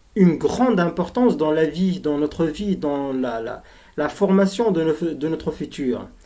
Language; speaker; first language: French; non-native, local second language; Arabic